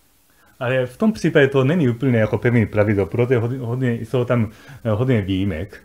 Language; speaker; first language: Czech; non-native, fluent; Japanese